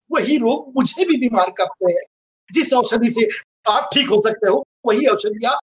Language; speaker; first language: Hindi; non-native, local second language; Marathi